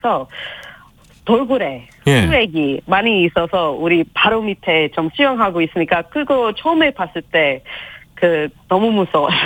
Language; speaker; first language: Korean; non-native, learner; English